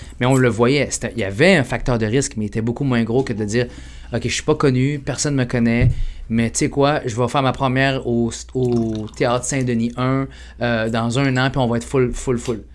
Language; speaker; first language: French; early bilingual, other home language; Arabic